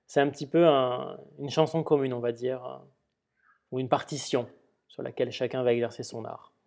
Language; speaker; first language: French; native; French